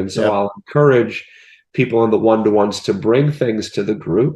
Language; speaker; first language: English; native; English